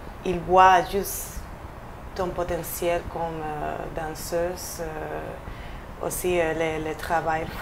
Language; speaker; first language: French; non-native, fluent; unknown